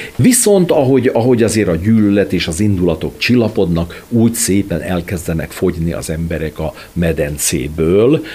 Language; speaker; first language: Hungarian; native; Hungarian